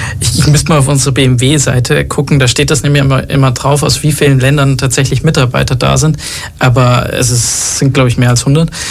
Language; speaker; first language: German; early bilingual, other home language; Arabic